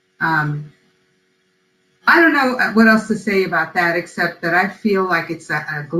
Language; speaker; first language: English; early bilingual, other home language; Spanish